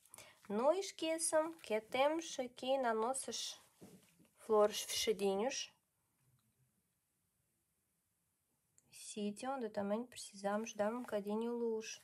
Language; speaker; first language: Portuguese; non-native, learner; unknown